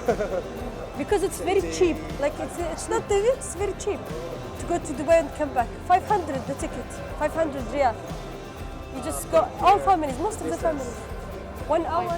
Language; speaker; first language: English; non-native, fluent; Arabic